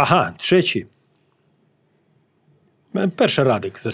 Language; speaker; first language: Polish; non-native, learner; Serbian